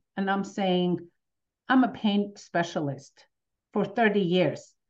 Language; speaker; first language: English; early bilingual, other home language; Armenian